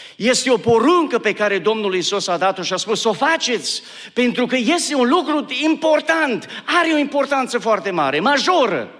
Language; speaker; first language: Romanian; native; Romanian